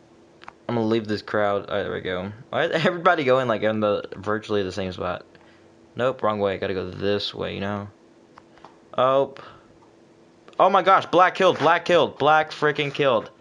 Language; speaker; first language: English; native; English